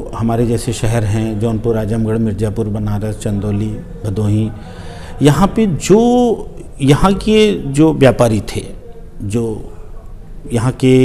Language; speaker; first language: Hindi; native; Hindi